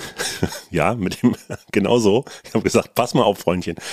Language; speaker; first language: German; native; German